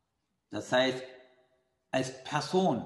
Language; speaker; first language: German; non-native, fluent; Sinhala